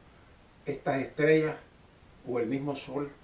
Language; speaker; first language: Spanish; native; Spanish